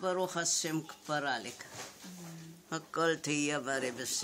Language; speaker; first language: Hebrew; non-native, fluent; Arabic